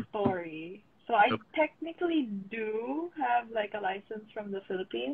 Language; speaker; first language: English; non-native, local second language; Filipino